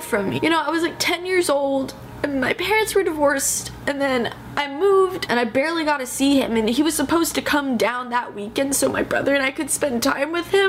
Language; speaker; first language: English; native; English